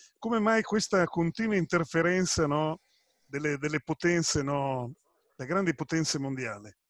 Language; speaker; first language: Italian; native; Italian